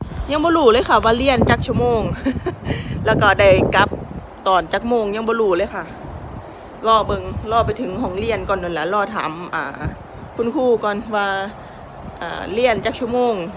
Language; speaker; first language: Thai; native; Thai